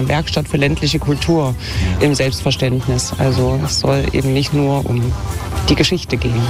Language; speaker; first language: German; native; German